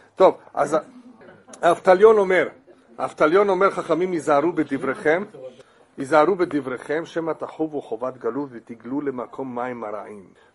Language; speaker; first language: Hebrew; non-native, fluent; English